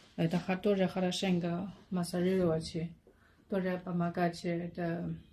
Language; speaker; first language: Russian; non-native, learner; Chinese